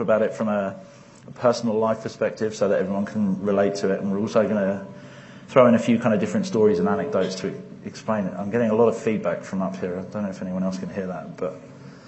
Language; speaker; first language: English; native; English